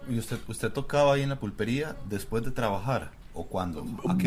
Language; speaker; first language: Spanish; native; Spanish